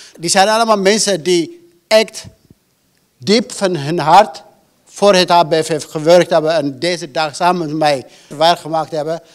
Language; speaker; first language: Dutch; non-native, fluent; Amharic